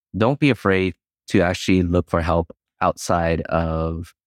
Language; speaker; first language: English; native; English